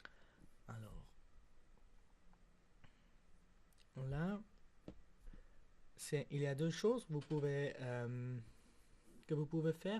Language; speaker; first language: French; non-native, local second language; German